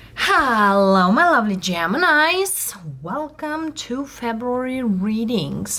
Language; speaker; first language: English; non-native, fluent; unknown